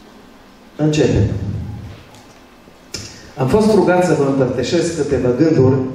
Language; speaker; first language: Romanian; early bilingual, other home language; Hebrew